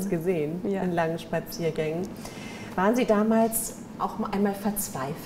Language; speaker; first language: German; native; German